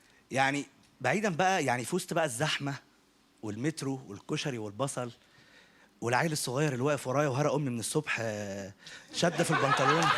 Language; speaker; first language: Arabic; native; Arabic